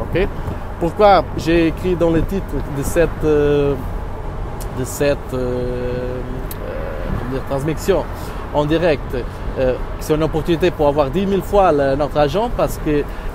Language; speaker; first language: French; non-native, learner; Portuguese